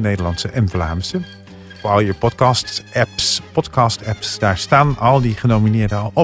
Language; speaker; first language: Dutch; native; Dutch